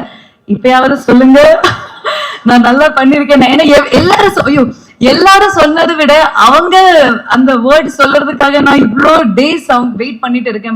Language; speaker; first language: Tamil; non-native, fluent; Malayalam